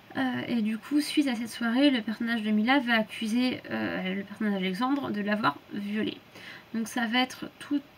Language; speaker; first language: French; native; French